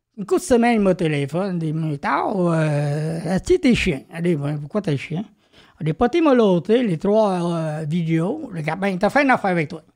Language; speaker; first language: French; non-native, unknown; Vietnamese